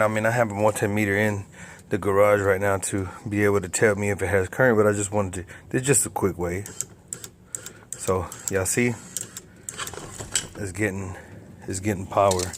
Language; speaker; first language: English; native; English